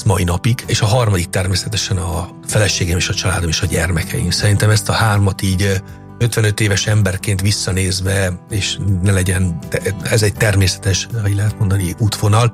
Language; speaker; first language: Hungarian; non-native, fluent; Italian